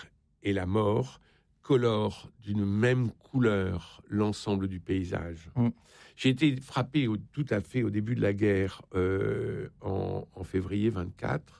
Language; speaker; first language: French; native; French